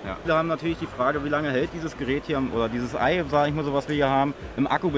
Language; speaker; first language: German; native; German